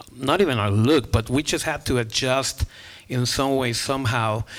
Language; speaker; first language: English; non-native, fluent; Spanish